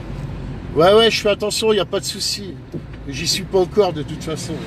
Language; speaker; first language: French; native; French